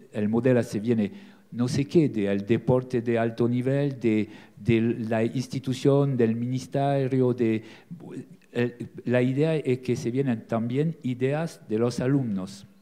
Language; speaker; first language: Spanish; non-native, learner; French